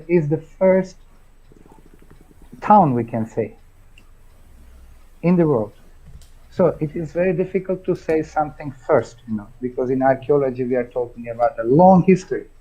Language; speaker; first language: English; non-native, fluent; Turkish